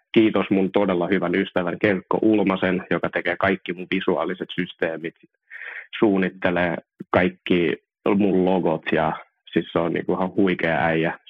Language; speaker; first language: Finnish; early bilingual, other home language; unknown